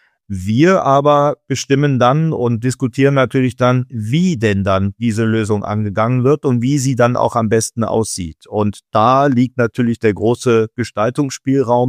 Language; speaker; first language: German; native; German